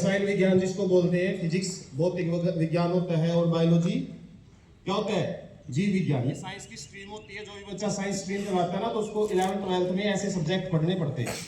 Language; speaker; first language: Hindi; native; Hindi